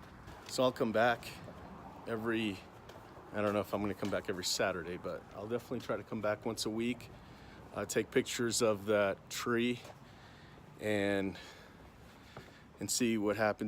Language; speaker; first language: English; native; English